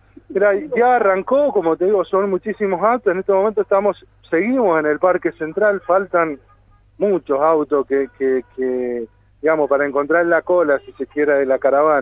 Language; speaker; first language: Spanish; native; Spanish